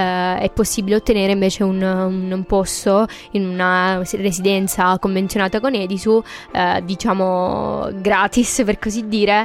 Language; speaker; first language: Italian; native; Italian